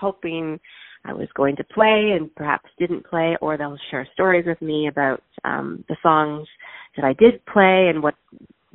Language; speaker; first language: English; native; English